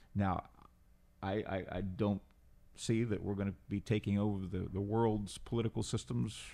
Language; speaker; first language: English; non-native, fluent; Spanish